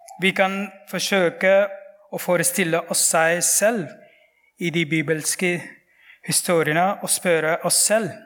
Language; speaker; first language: Norwegian; non-native, fluent; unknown